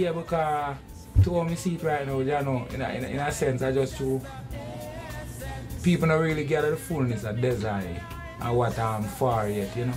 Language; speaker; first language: English; non-native, local second language; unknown